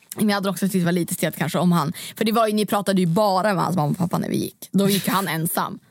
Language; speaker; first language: Swedish; native; Swedish